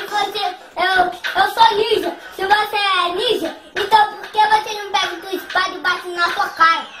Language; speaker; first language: Portuguese; native; Portuguese